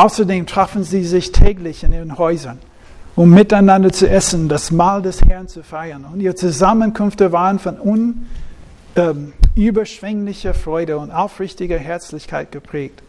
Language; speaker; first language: German; non-native, fluent; English